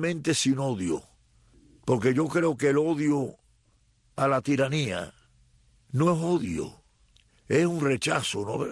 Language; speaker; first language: Spanish; native; Spanish